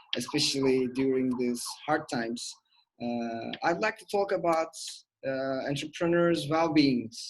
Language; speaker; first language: English; non-native, fluent; Turkish